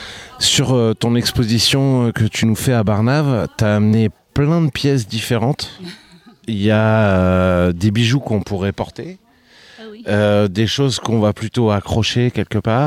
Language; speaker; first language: French; native; French